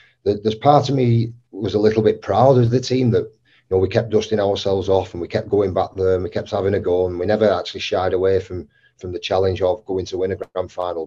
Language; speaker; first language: English; native; English